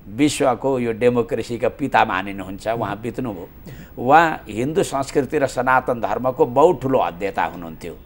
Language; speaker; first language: Nepali; native; Nepali